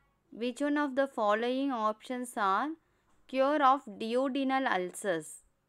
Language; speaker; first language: English; non-native, local second language; Tamil